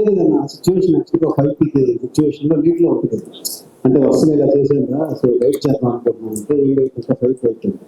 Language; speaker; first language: Telugu; native; Telugu